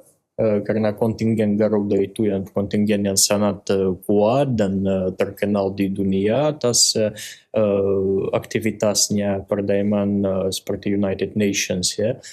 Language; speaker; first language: Indonesian; non-native, fluent; Russian